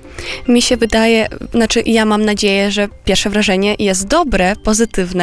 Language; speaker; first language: Polish; non-native, fluent; Romanian